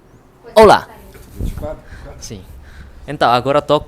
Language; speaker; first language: Portuguese; non-native, learner; Indonesian